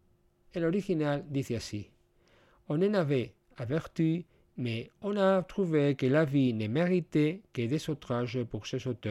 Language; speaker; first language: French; non-native, fluent; Spanish